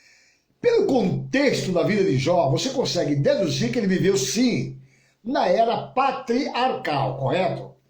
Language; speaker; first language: Portuguese; native; Portuguese